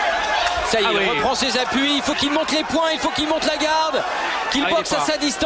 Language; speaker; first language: French; native; French